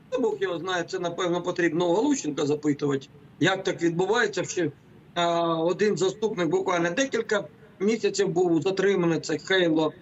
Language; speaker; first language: Ukrainian; native; Ukrainian